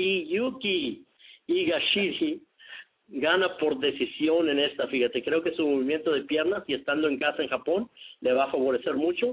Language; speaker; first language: Spanish; native; Spanish